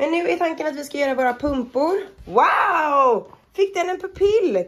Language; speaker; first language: Swedish; native; Swedish